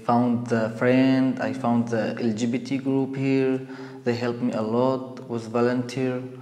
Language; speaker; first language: English; non-native, learner; Arabic